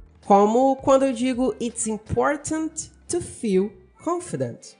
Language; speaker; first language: English; non-native, fluent; Portuguese